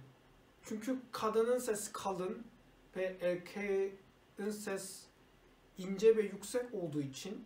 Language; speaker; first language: Turkish; non-native, learner; Korean